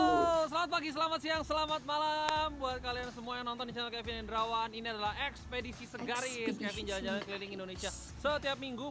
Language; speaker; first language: Indonesian; native; Indonesian